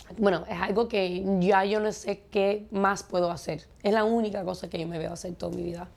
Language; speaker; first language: Spanish; early bilingual, heritage; Spanish